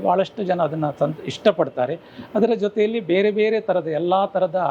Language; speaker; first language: Kannada; native; Kannada